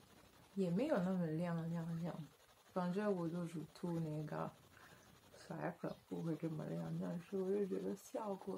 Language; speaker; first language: Chinese; non-native, fluent; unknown